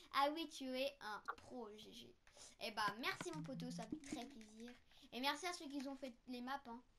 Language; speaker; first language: French; native; French